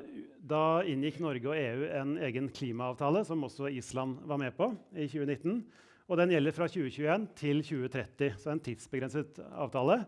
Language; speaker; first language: Norwegian; native; Norwegian